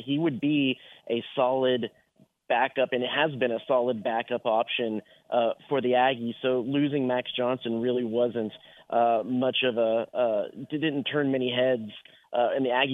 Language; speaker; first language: English; native; English